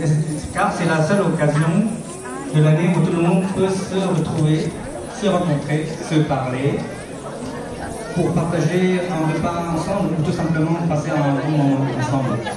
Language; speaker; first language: French; early bilingual, other home language; Hmong